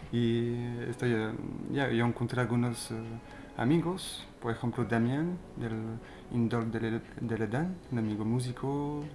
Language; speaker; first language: Spanish; non-native, learner; French